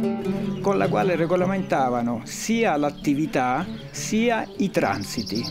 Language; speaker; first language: Italian; native; Italian